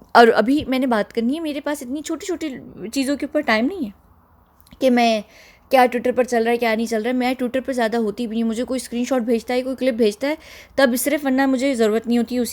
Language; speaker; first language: Urdu; early bilingual, heritage; Hindi